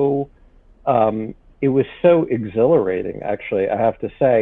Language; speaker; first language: English; native; English